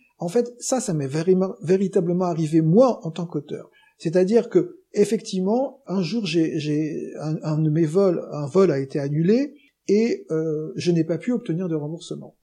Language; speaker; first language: French; native; French